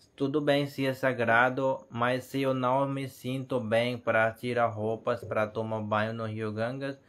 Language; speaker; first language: Portuguese; non-native, learner; Hindi